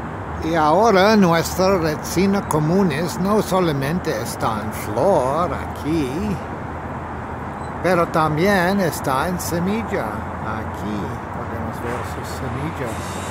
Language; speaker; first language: Spanish; non-native, learner; English